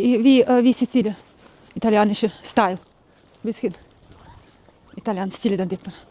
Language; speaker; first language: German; non-native, learner; Uzbek